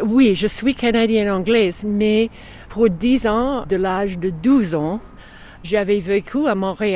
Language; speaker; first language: French; non-native, fluent; English